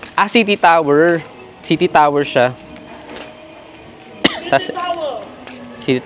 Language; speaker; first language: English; non-native, local second language; Filipino